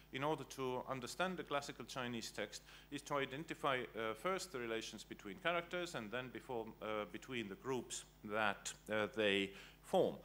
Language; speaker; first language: English; non-native, fluent; Estonian